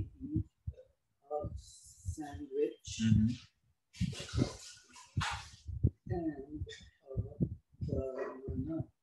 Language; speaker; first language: English; non-native, local second language; Hindi